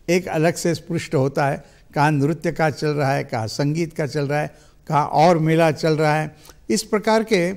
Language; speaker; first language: Hindi; non-native, local second language; Marathi